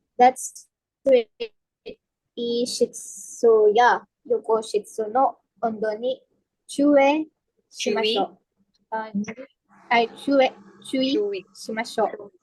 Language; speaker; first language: Japanese; non-native, learner; Filipino